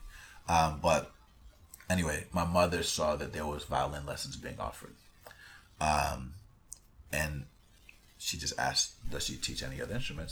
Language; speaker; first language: English; early bilingual, other home language; Spanish